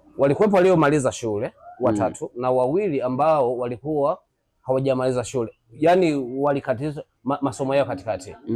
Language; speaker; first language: Swahili; non-native, local second language; Rundi